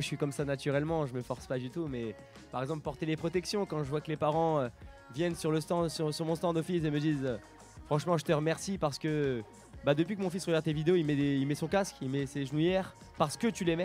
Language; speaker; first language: French; native; French